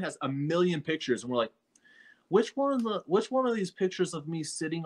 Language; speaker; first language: English; native; English